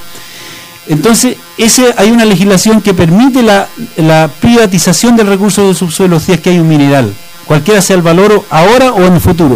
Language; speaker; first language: Spanish; native; Spanish